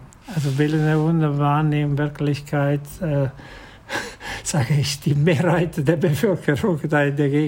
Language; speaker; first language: German; non-native, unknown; Italian